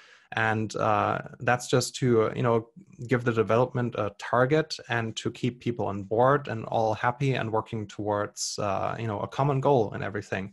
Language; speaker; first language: English; non-native, fluent; German